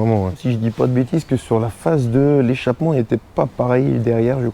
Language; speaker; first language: French; native; French